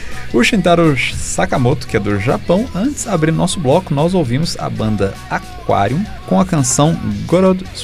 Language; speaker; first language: Portuguese; native; Portuguese